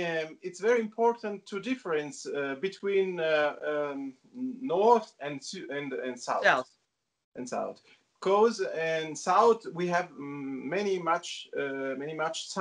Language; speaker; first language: English; non-native, learner; Italian